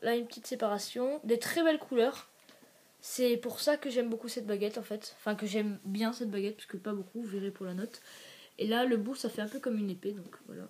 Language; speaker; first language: French; native; French